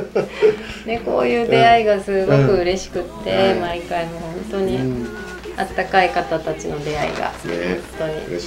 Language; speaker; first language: Japanese; native; Japanese